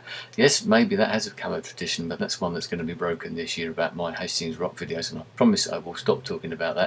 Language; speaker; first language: English; native; English